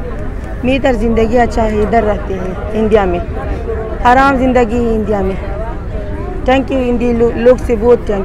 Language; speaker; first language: Hindi; non-native, learner; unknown